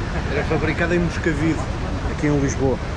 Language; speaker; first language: Portuguese; native; Portuguese